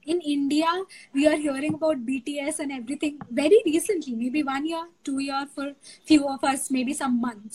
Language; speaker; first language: English; non-native, local second language; Bangla